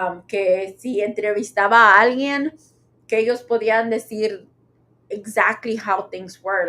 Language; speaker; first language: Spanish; early bilingual, heritage; Spanish